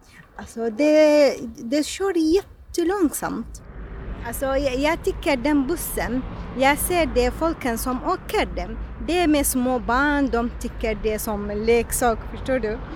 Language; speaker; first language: Swedish; non-native, fluent; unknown